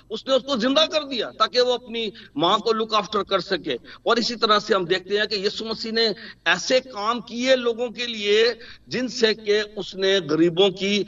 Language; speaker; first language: Urdu; non-native, local second language; Punjabi